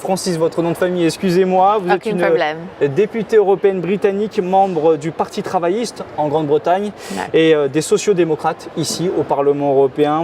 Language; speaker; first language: French; native; French